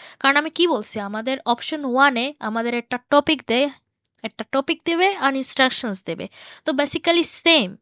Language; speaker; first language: Bangla; early bilingual, heritage; Bangla